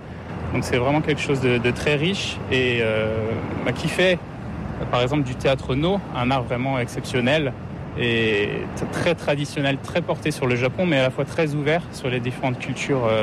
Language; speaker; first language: French; native; French